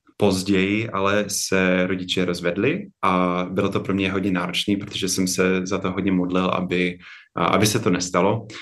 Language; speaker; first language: Czech; non-native, fluent; English